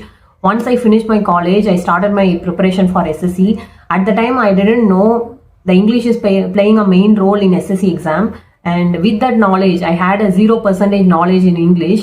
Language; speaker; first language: English; non-native, learner; Tamil